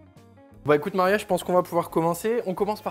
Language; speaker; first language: French; native; French